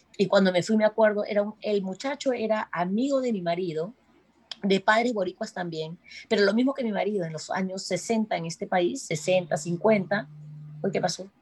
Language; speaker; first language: Spanish; native; Spanish